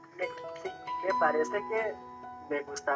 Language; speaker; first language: Spanish; non-native, learner; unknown